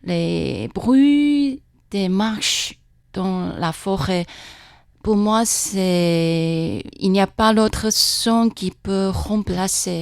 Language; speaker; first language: French; non-native, fluent; Chinese